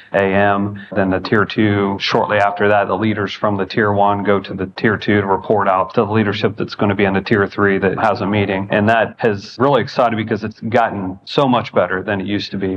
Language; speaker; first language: English; native; English